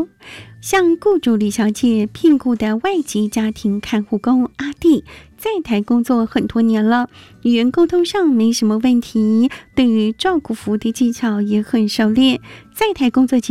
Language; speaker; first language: Chinese; native; Chinese